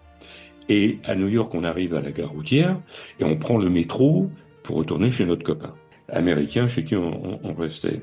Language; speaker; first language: French; native; French